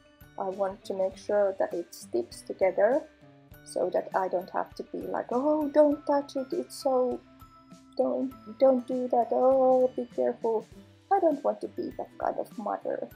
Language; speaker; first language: English; non-native, fluent; Finnish